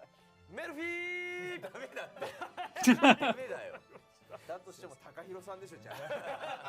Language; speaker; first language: Japanese; native; Japanese